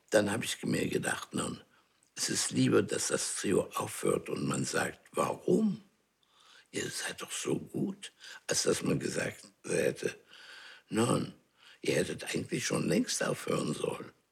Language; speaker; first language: German; native; German